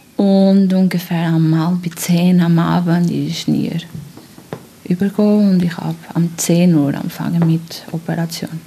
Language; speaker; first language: German; non-native, fluent; Portuguese